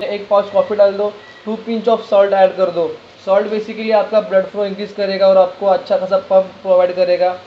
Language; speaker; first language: Hindi; non-native, local second language; Marathi